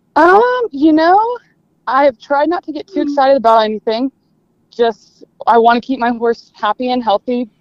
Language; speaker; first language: English; native; English